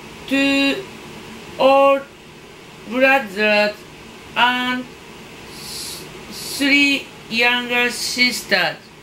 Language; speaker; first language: English; non-native, learner; Japanese